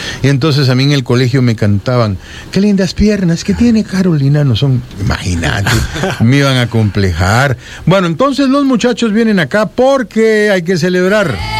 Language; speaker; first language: Spanish; native; Spanish